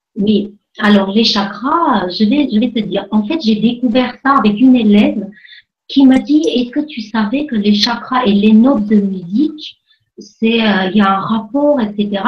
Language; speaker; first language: French; non-native, fluent; Armenian